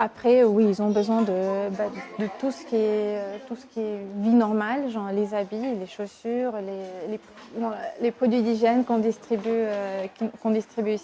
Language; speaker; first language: French; non-native, fluent; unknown